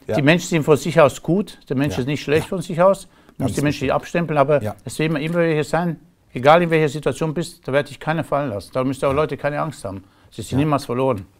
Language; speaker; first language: German; non-native, fluent; Romanian